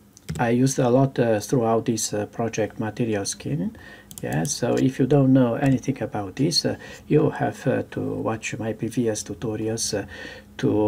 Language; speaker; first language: English; non-native, fluent; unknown